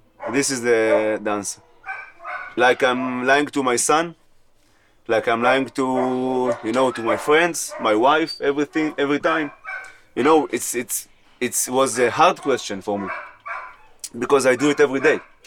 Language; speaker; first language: English; non-native, fluent; Hebrew